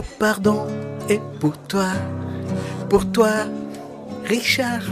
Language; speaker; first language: French; non-native, local second language; Kinyarwanda